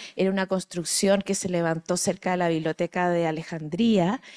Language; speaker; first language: Spanish; native; Spanish